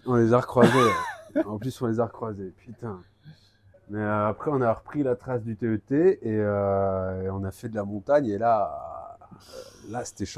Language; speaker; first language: French; native; French